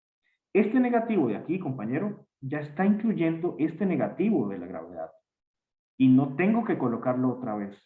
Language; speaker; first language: Spanish; native; Spanish